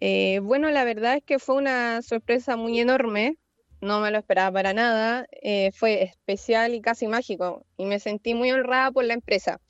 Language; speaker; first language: Spanish; native; Spanish